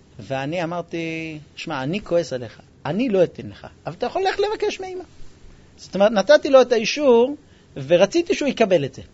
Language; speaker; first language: Hebrew; non-native, fluent; English